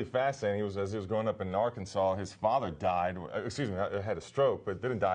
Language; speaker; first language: English; native; English